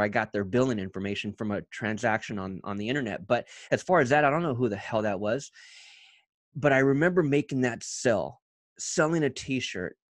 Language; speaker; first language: English; native; English